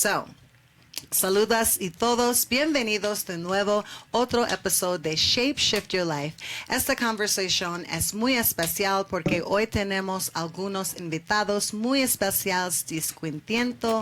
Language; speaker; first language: Spanish; non-native, learner; English